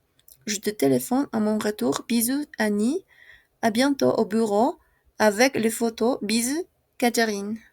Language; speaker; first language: French; non-native, fluent; Spanish